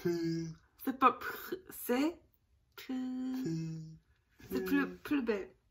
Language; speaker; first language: French; non-native, learner; Korean